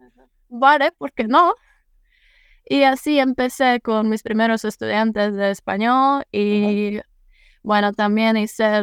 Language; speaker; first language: Spanish; non-native, fluent; Czech